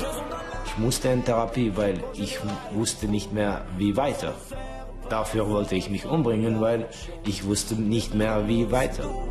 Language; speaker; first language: German; non-native, fluent; Estonian